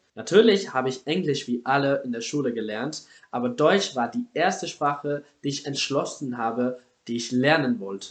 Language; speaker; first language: German; non-native, fluent; Spanish